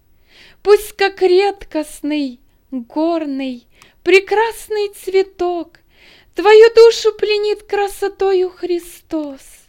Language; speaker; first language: Russian; native; Russian